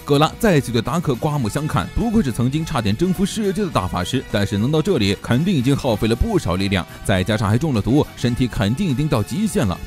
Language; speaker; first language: Chinese; native; Chinese